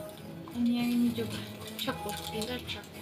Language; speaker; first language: Indonesian; non-native, learner; Turkish